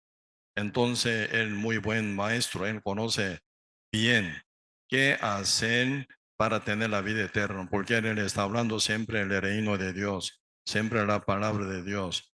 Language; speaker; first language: Spanish; non-native, learner; Korean